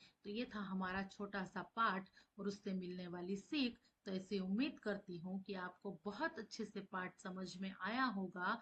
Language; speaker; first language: Hindi; native; Hindi